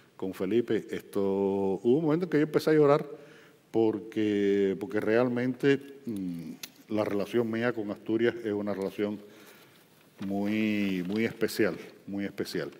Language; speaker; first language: Spanish; native; Spanish